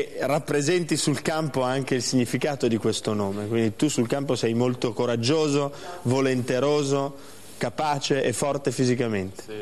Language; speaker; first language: Italian; native; Italian